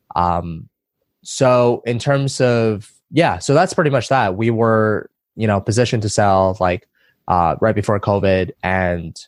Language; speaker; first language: English; early bilingual, other home language; Chinese